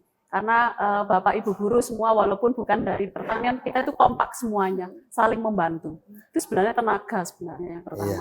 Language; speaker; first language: Indonesian; native; Indonesian